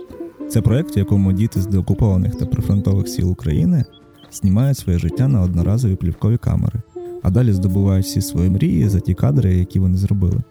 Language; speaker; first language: Ukrainian; native; Ukrainian